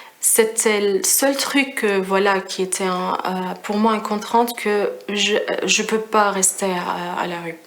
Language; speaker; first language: French; non-native, fluent; Arabic